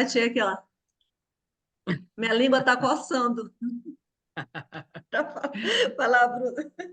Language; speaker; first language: Portuguese; native; Portuguese